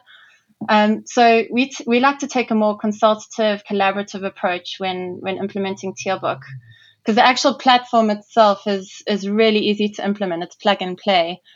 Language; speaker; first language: English; native; English